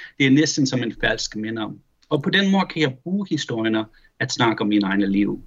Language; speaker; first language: Danish; early bilingual, heritage; Danish